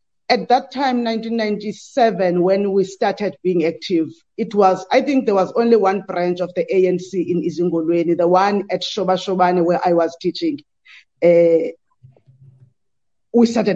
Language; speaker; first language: English; non-native, local second language; Xhosa